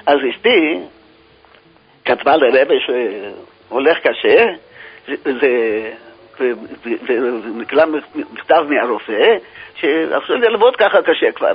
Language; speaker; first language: Hebrew; non-native, fluent; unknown